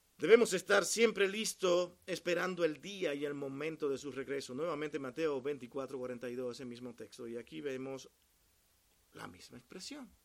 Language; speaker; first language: Spanish; native; Spanish